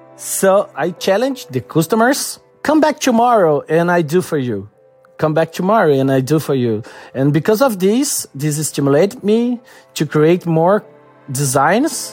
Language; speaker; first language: English; non-native, learner; Portuguese